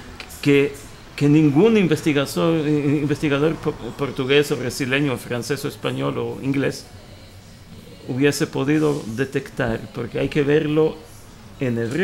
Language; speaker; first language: Spanish; early bilingual, heritage; Hebrew